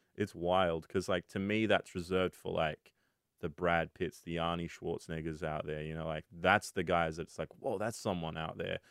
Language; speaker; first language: English; native; English